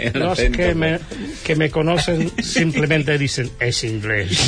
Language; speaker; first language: Spanish; non-native, fluent; English